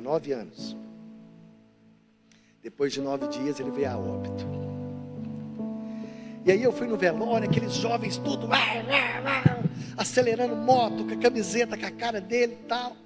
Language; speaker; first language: Portuguese; native; Portuguese